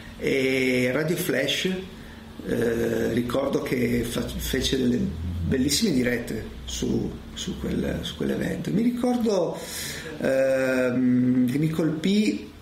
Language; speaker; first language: Italian; native; Italian